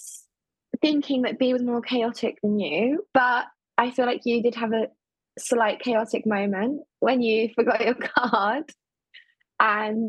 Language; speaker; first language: English; native; English